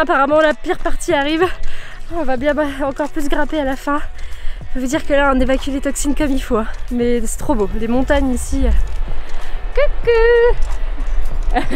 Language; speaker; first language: French; native; French